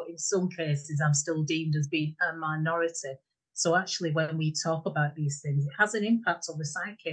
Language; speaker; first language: English; native; English